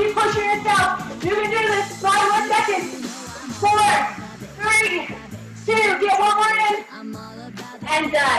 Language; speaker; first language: English; native; English